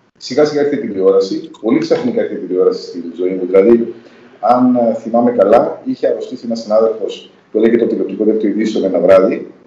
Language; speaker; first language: Greek; native; Greek